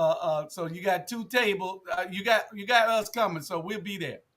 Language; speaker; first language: English; native; English